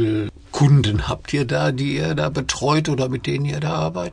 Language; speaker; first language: German; native; German